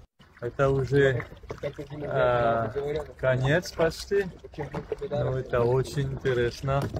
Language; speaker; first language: Russian; non-native, learner; French